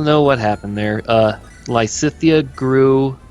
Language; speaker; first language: English; native; English